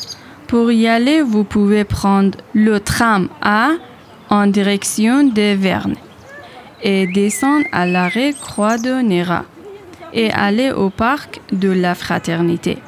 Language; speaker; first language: French; non-native, learner; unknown